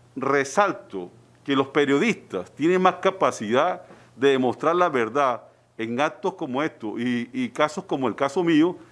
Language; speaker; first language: Spanish; native; Spanish